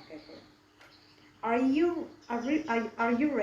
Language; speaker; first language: English; non-native, learner; Indonesian